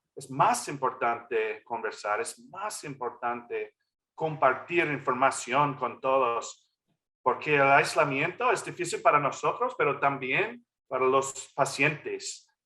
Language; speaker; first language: Spanish; non-native, fluent; English